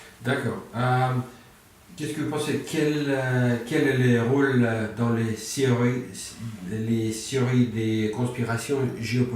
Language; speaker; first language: French; non-native, fluent; Russian